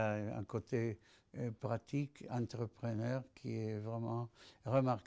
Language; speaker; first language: French; non-native, fluent; Spanish